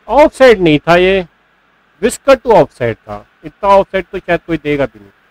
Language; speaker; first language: Hindi; native; Hindi